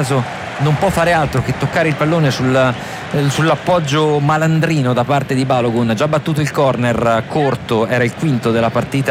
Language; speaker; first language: Italian; native; Italian